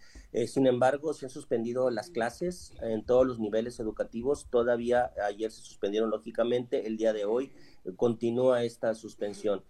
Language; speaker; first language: Spanish; native; Spanish